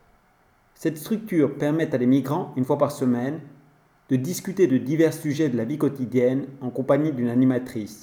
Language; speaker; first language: French; native; French